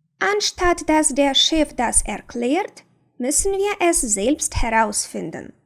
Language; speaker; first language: German; non-native, fluent; Ukrainian